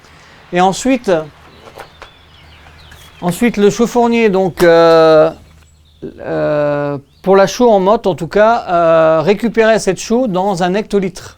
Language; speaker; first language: French; native; French